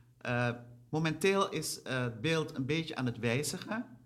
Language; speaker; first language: Dutch; non-native, local second language; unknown